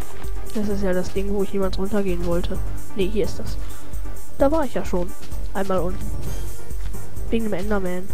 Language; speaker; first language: German; native; German